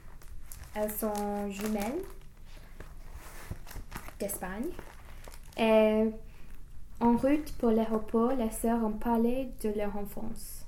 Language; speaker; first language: French; non-native, learner; English